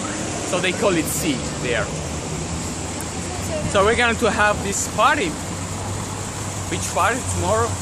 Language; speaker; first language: English; non-native, fluent; Italian